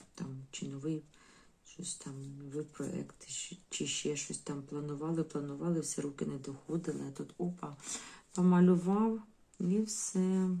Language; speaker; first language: Ukrainian; non-native, local second language; Russian